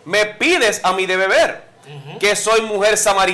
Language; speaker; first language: Spanish; native; Spanish